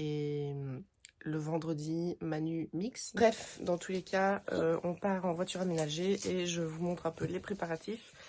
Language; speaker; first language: French; native; French